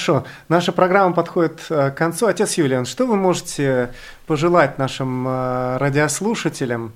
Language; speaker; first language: Russian; native; Russian